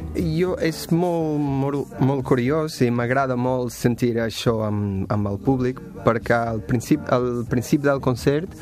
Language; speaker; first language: Catalan; non-native, learner; Portuguese